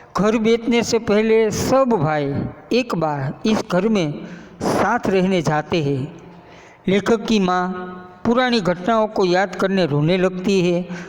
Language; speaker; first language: Hindi; non-native, local second language; Gujarati